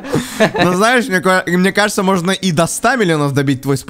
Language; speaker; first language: Russian; native; Russian